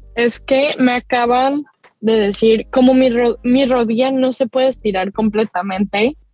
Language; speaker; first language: Spanish; early bilingual, other home language; English